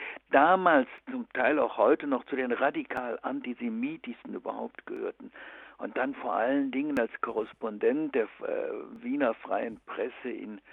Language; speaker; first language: German; native; German